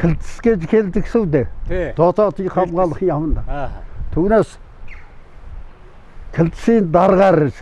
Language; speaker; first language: Mongolian; non-native, local second language; Kazakh